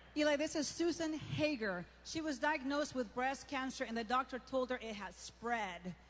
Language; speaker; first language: English; native; English